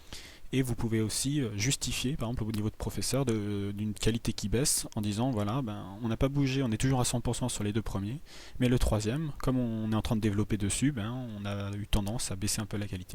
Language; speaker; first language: French; native; French